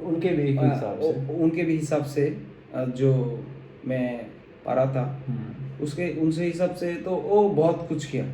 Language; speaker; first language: Hindi; non-native, fluent; Bangla